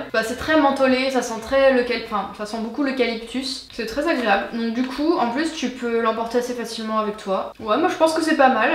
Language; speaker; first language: French; native; French